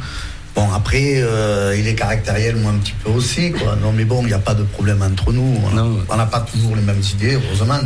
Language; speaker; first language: French; native; French